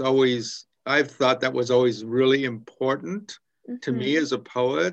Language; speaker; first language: English; native; English